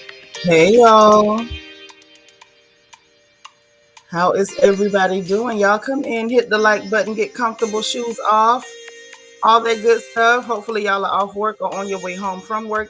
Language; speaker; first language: English; native; English